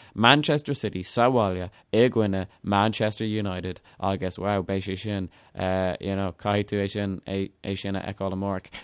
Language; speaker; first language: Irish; non-native, local second language; English